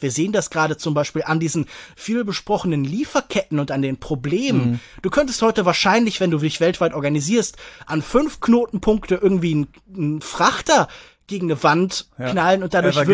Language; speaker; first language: German; native; German